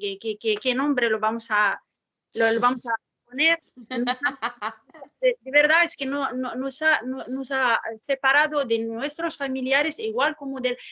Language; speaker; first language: Spanish; non-native, fluent; Arabic